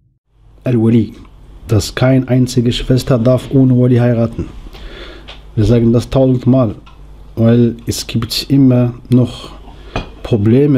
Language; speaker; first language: German; non-native, learner; Arabic